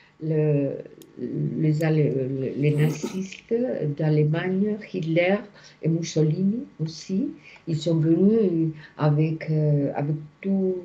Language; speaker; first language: French; non-native, fluent; Spanish